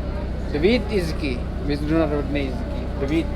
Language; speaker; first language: Russian; non-native, learner; Urdu